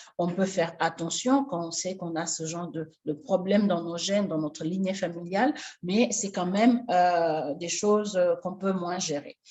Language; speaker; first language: French; non-native, local second language; Wolof